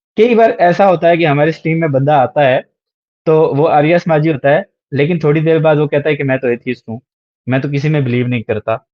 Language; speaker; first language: Urdu; native; Urdu